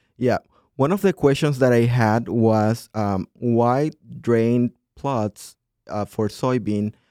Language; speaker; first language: English; non-native, fluent; Spanish